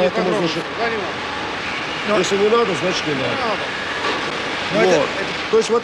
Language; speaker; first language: Russian; native; Russian